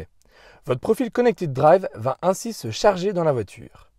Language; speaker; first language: French; native; French